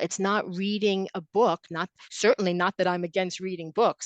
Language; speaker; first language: English; native; English